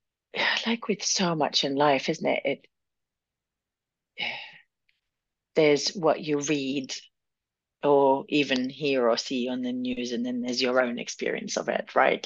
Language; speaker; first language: English; early bilingual, other home language; Arabic